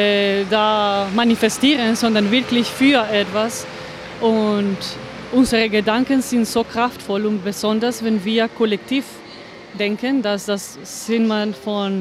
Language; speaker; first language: German; non-native, fluent; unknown